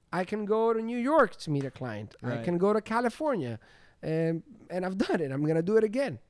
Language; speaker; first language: English; non-native, fluent; Greek